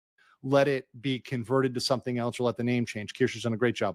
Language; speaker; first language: English; native; English